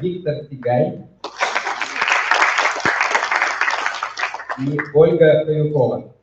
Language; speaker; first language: Russian; native; Russian